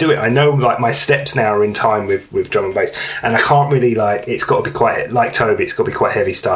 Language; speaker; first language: English; native; English